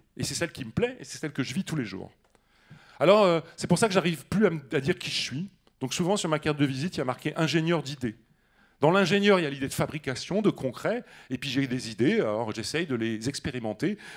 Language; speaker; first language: French; native; French